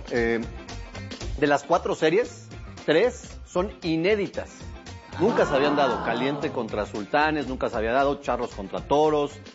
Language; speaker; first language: Spanish; native; Spanish